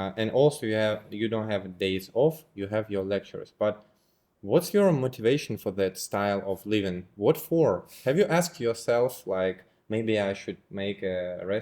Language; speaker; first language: English; non-native, fluent; Russian